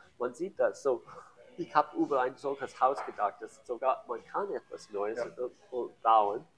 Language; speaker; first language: German; non-native, learner; English